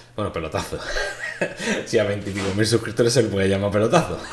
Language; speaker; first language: Spanish; native; Spanish